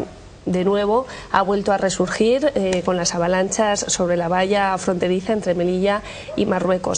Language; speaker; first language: Spanish; native; Spanish